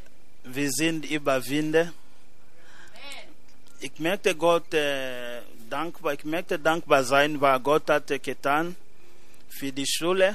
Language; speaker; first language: German; non-native, learner; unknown